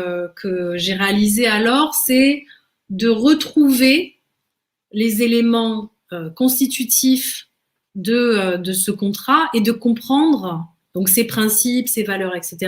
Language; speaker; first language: French; native; French